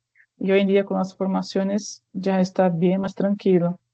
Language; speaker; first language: Spanish; non-native, fluent; Portuguese